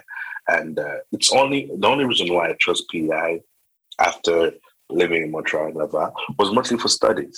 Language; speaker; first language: English; non-native, local second language; Kinyarwanda